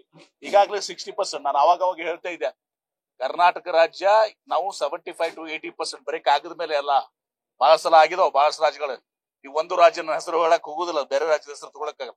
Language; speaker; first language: Kannada; native; Kannada